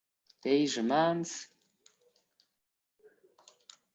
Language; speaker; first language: Dutch; non-native, fluent; Polish